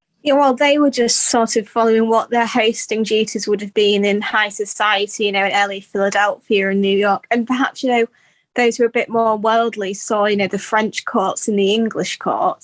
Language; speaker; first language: English; native; English